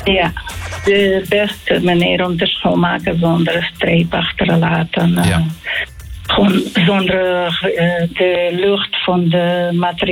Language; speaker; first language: Dutch; non-native, learner; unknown